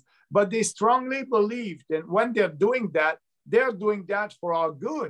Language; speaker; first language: English; non-native, local second language; French